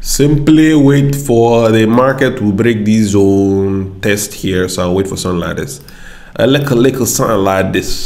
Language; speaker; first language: English; non-native, local second language; Yoruba